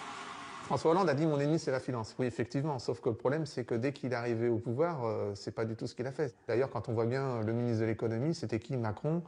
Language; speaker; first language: French; native; French